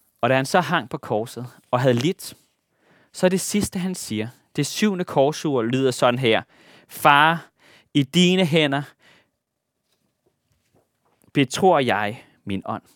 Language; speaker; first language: Danish; native; Danish